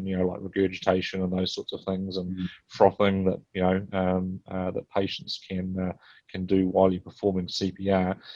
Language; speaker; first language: English; native; English